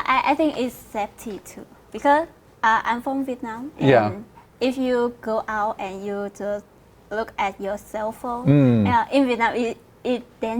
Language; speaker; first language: English; non-native, learner; Vietnamese